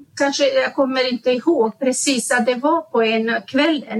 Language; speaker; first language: Swedish; non-native, learner; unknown